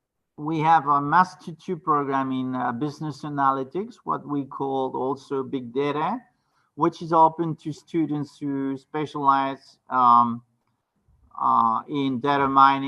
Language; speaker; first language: English; non-native, fluent; French